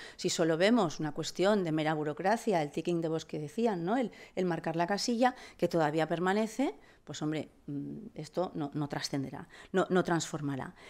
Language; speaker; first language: Spanish; non-native, local second language; Catalan